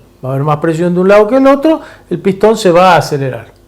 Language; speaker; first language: Spanish; native; Spanish